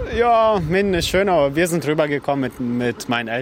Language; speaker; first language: German; early bilingual, other home language; Russian